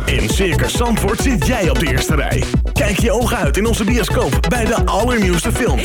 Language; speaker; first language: Dutch; native; Dutch